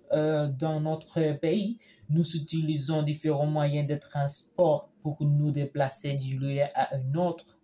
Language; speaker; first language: French; non-native, learner; Spanish